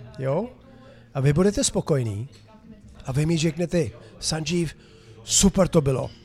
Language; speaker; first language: Czech; non-native, fluent; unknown